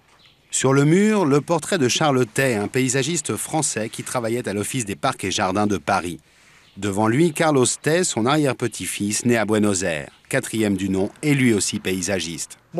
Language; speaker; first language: French; native; French